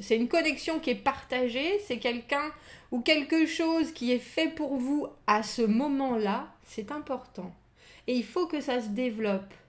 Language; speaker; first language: French; native; French